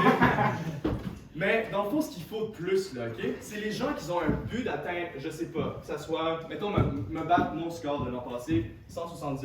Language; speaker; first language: French; native; French